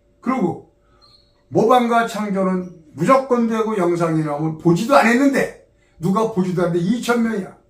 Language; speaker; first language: Korean; native; Korean